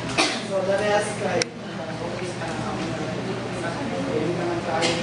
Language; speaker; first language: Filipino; non-native, local second language; Cebuano